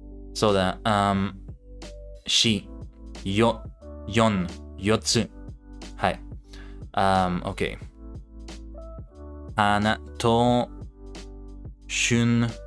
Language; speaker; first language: Japanese; non-native, learner; English